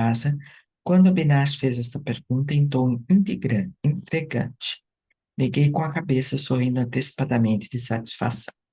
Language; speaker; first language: Portuguese; native; Portuguese